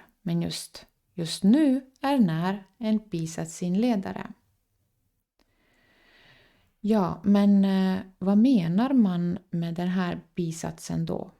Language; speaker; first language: Swedish; non-native, fluent; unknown